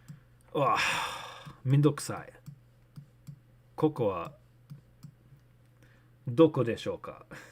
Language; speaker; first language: Japanese; non-native, learner; English